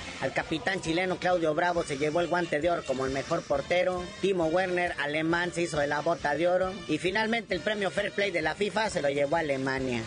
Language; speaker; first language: Spanish; native; Spanish